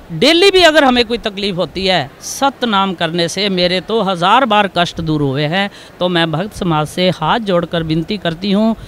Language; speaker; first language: Hindi; native; Hindi